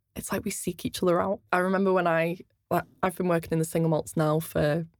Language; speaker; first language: English; native; English